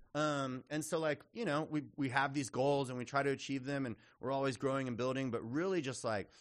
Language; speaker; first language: English; native; English